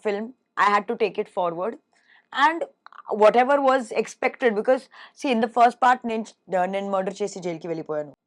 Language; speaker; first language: Telugu; non-native, learner; Hindi